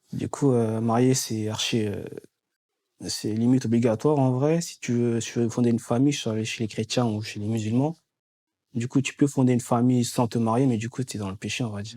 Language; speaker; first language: French; native; French